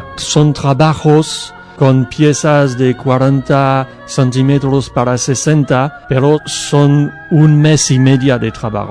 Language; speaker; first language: Spanish; non-native, learner; French